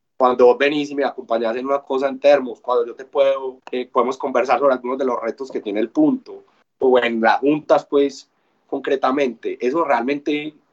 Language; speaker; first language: Spanish; native; Spanish